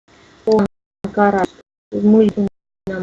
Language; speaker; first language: Kazakh; non-native, learner; Russian